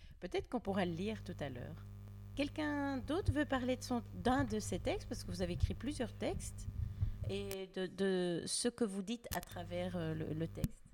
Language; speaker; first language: French; native; French